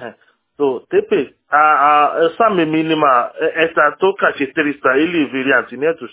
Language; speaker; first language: Russian; non-native, learner; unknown